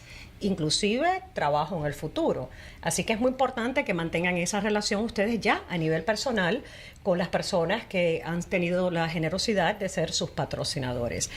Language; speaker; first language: Spanish; native; Spanish